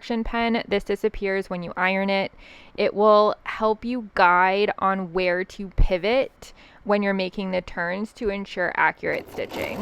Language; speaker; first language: English; native; English